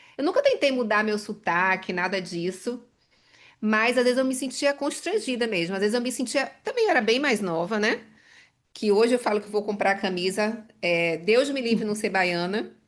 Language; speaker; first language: Portuguese; native; Portuguese